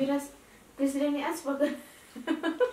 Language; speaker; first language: Turkish; non-native, learner; Indonesian